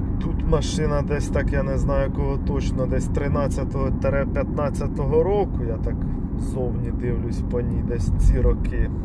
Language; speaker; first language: Ukrainian; non-native, local second language; Russian